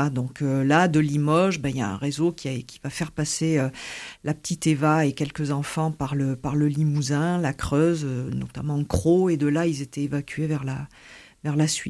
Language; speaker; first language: French; native; French